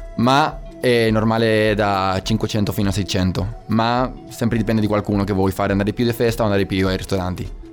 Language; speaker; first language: Italian; non-native, learner; Spanish